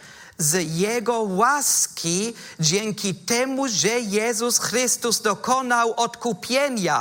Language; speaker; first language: Polish; non-native, fluent; German